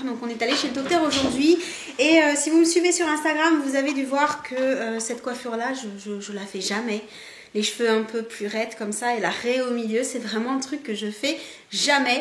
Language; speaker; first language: French; native; French